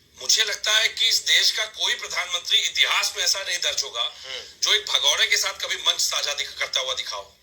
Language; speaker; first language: Hindi; native; Hindi